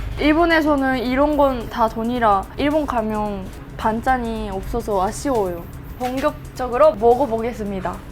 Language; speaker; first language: Korean; early bilingual, heritage; Japanese